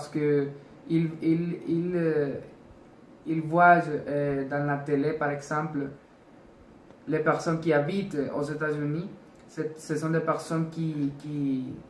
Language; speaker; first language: French; non-native, learner; Spanish